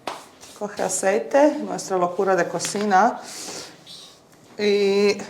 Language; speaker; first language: Spanish; early bilingual, heritage; Bosnian